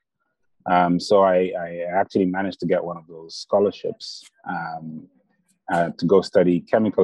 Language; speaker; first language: English; non-native, local second language; Bemba